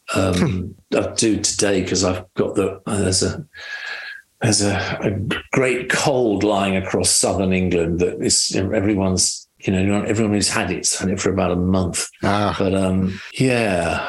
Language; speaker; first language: English; native; English